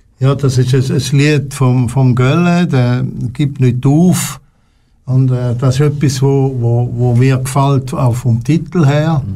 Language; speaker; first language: German; non-native, local second language; French